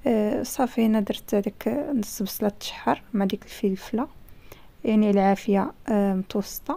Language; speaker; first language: Arabic; native; Arabic